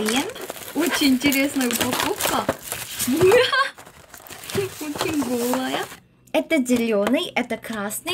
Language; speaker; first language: Russian; non-native, learner; Korean